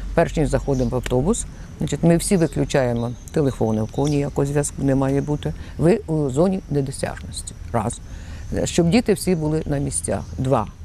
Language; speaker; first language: Ukrainian; native; Ukrainian